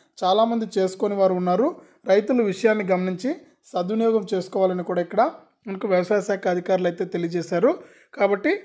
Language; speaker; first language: Telugu; native; Telugu